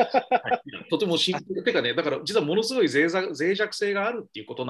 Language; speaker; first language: Japanese; native; Japanese